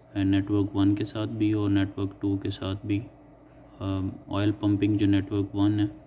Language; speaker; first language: Urdu; native; Urdu